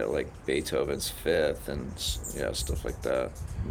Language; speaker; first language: English; native; English